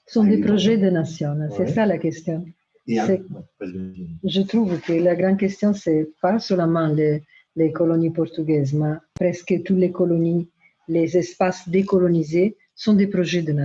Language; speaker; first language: French; non-native, fluent; Italian